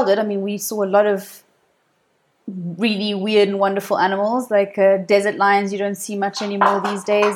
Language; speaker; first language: English; native; English